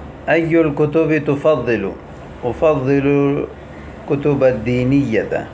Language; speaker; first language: Arabic; non-native, fluent; Urdu